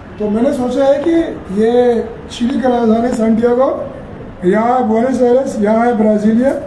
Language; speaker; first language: Hindi; native; Hindi